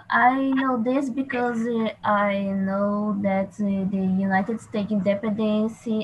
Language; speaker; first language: English; non-native, learner; Portuguese